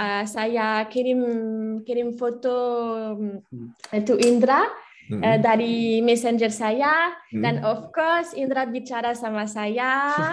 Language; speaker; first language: Indonesian; non-native, learner; French